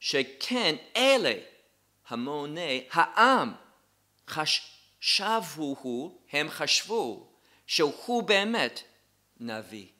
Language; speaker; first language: Hebrew; non-native, fluent; English